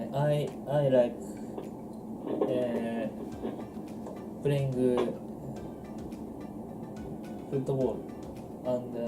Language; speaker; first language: English; non-native, learner; Japanese